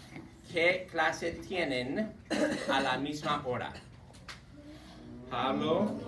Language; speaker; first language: Spanish; non-native, fluent; English